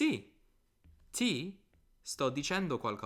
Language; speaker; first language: Italian; non-native, fluent; English